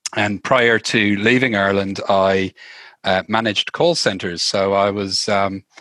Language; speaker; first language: English; native; English